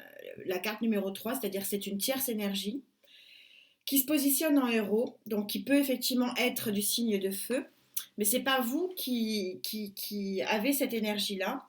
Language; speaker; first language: French; native; French